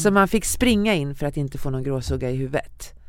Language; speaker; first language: Swedish; native; Swedish